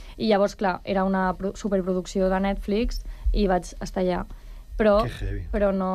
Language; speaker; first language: Catalan; native; Catalan